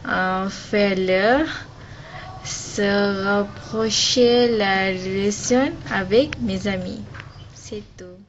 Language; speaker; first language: French; non-native, learner; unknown